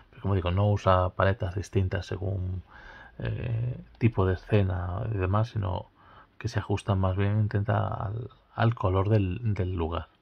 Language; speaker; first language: Spanish; native; Spanish